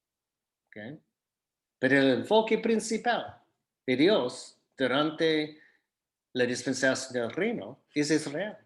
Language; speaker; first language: Spanish; non-native, fluent; English